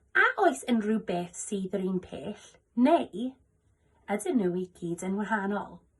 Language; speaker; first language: Welsh; non-native, local second language; English